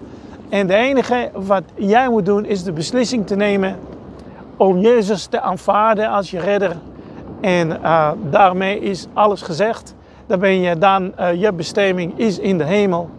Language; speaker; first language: Dutch; non-native, fluent; Hebrew